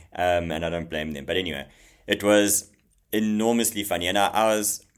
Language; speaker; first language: English; native; English